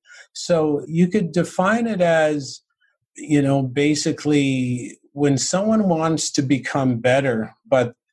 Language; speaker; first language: English; native; English